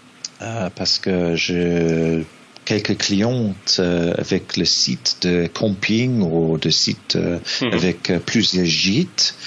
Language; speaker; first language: French; non-native, fluent; English